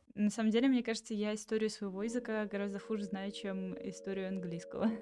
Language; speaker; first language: Russian; native; Russian